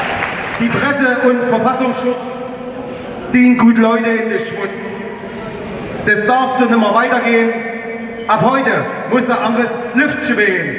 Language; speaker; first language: German; native; German